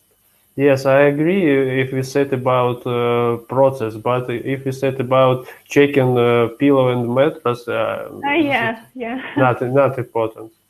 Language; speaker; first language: English; non-native, learner; Russian